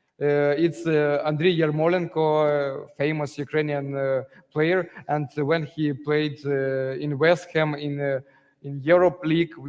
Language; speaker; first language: English; non-native, learner; Ukrainian